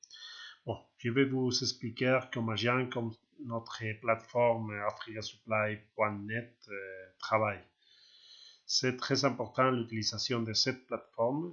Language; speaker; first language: French; non-native, learner; Spanish